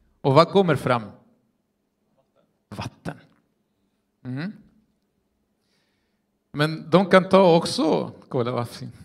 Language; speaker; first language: Swedish; non-native, fluent; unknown